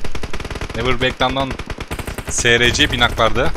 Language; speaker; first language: Turkish; native; Turkish